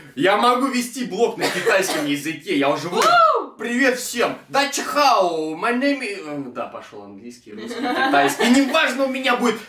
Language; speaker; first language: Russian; native; Russian